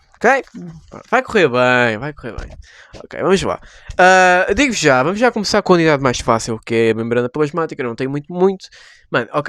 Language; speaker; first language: Portuguese; native; Portuguese